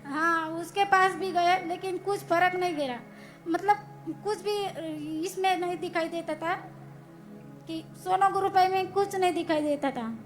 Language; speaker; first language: Hindi; non-native, local second language; Marathi